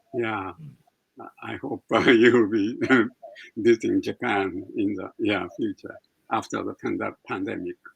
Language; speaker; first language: English; non-native, fluent; Japanese